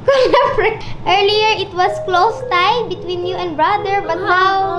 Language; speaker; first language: English; non-native, local second language; Filipino